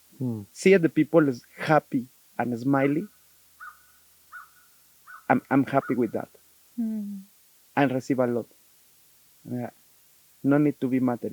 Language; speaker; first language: English; non-native, learner; Spanish